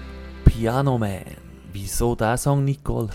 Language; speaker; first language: German; native; German